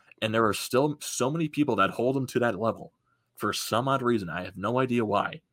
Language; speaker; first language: English; native; English